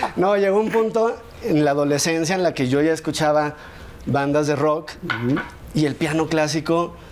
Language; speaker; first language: Spanish; native; Spanish